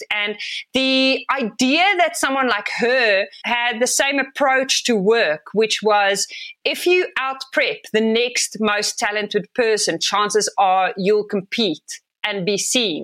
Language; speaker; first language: English; non-native, local second language; Afrikaans